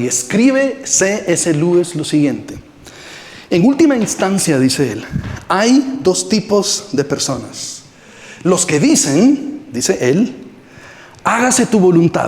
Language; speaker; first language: Spanish; native; Spanish